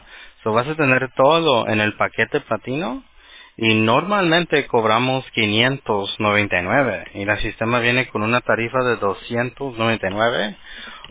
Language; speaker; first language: Spanish; early bilingual, heritage; Spanish